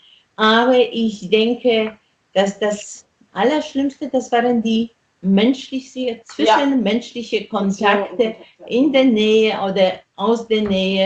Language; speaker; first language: German; non-native, fluent; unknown